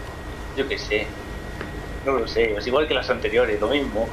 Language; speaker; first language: Spanish; native; Spanish